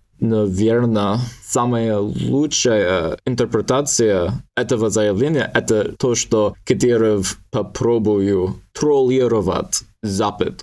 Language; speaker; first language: Russian; non-native, learner; English